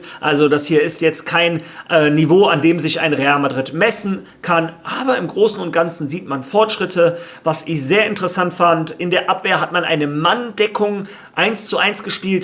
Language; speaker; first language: German; native; German